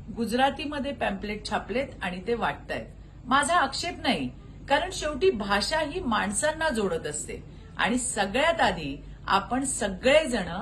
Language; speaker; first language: Marathi; native; Marathi